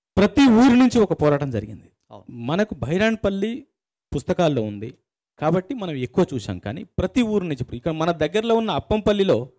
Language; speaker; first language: Telugu; native; Telugu